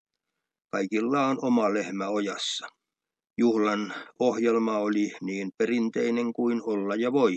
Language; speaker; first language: Finnish; native; Finnish